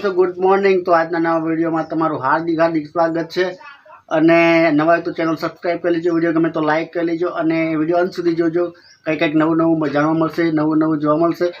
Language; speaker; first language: Gujarati; non-native, local second language; Rathawi